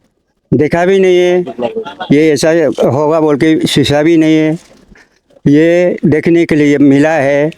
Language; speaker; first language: Hindi; non-native, local second language; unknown